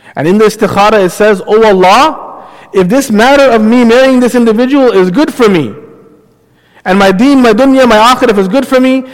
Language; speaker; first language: English; native; English